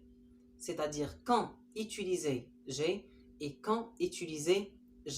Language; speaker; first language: French; non-native, local second language; Arabic